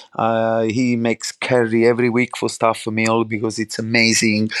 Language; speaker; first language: English; non-native, fluent; Italian